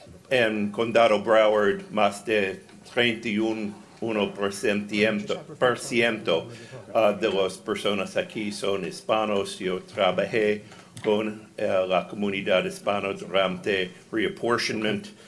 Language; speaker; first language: Spanish; non-native, learner; English